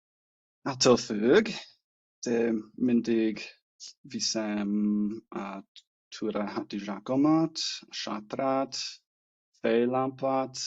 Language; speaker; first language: Hungarian; non-native, learner; English